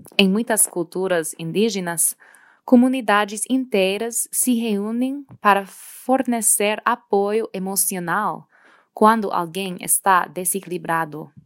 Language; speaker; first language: Portuguese; non-native, fluent; English